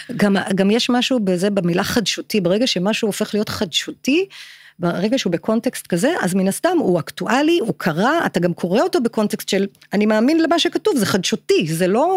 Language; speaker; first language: Hebrew; native; Hebrew